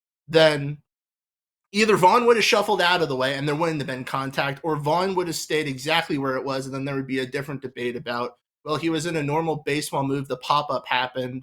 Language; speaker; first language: English; native; English